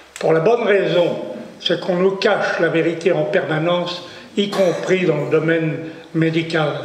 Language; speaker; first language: French; native; French